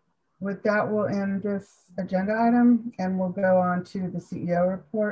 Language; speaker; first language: English; native; English